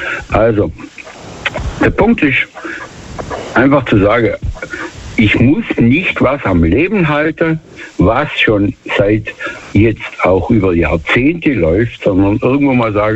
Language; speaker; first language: German; native; German